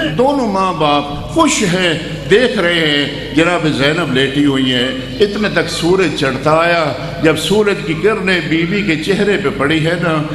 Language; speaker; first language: Urdu; non-native, local second language; Punjabi